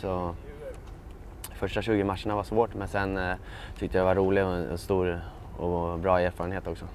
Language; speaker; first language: Swedish; native; Swedish